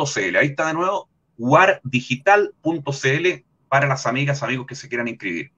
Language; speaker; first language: Spanish; native; Spanish